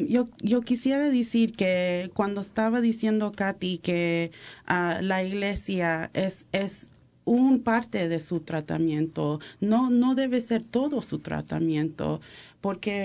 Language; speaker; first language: Spanish; early bilingual, heritage; English